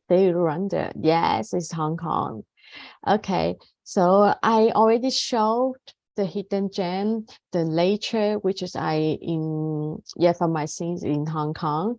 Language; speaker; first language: English; non-native, fluent; Cantonese